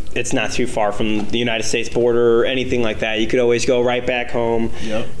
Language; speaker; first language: English; native; English